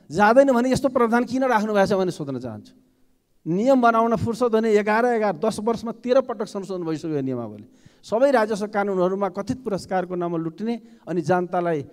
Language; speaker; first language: Nepali; non-native, local second language; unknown